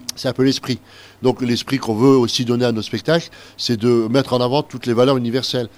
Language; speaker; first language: French; native; French